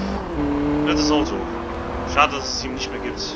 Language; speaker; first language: German; native; German